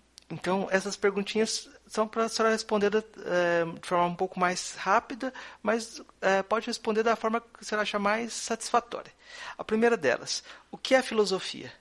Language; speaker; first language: Portuguese; native; Portuguese